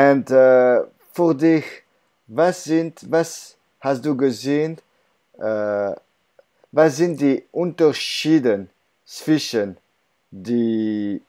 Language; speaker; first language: German; non-native, learner; French